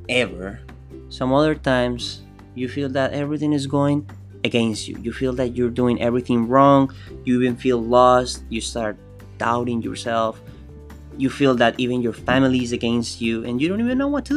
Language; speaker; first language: English; non-native, fluent; Spanish